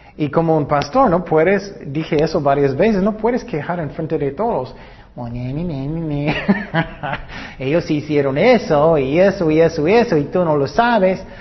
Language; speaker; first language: Spanish; non-native, learner; English